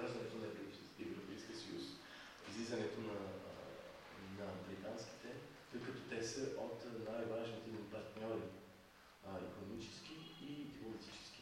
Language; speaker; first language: Bulgarian; non-native, fluent; French